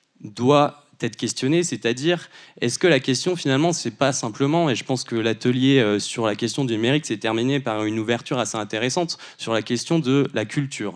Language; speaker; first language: French; native; French